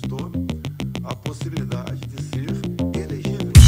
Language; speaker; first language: Portuguese; native; Portuguese